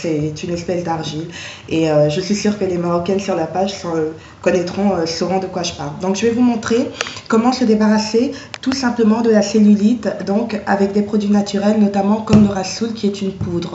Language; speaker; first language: French; native; French